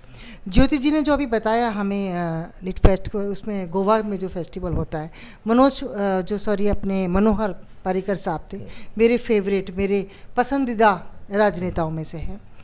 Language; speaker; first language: Hindi; native; Hindi